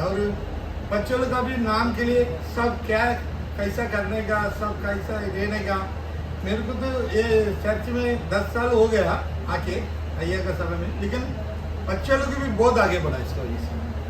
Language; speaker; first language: Hindi; non-native, local second language; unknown